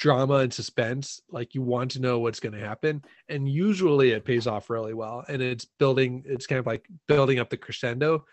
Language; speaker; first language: English; native; English